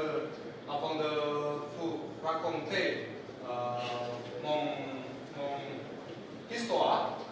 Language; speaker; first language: French; non-native, learner; Indonesian